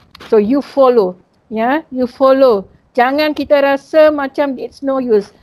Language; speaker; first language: English; non-native, local second language; Malay